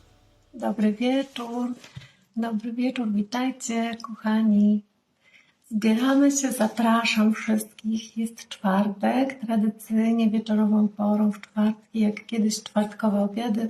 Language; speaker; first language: Polish; native; Polish